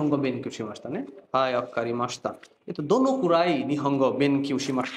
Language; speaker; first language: Japanese; non-native, fluent; Bangla